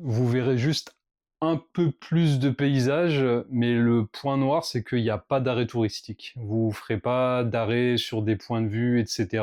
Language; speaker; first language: French; native; French